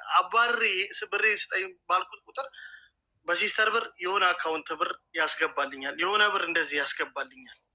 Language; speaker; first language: Amharic; native; Amharic